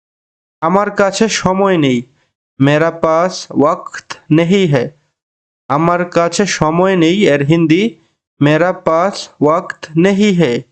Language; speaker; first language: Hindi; non-native, learner; Bangla